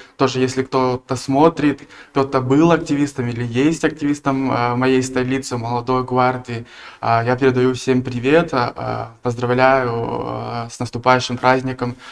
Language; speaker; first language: Russian; non-native, local second language; Tuvinian